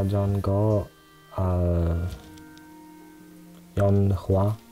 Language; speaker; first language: Korean; non-native, learner; Russian